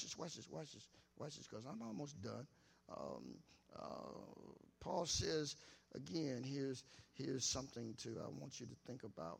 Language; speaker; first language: English; native; English